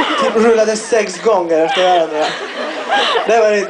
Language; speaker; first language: Swedish; non-native, fluent; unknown